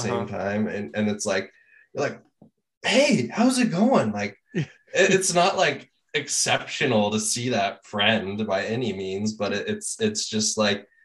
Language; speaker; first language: English; native; English